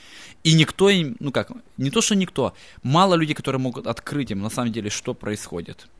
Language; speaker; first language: Russian; native; Russian